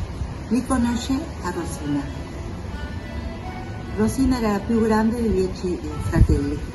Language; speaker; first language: Italian; early bilingual, heritage; Spanish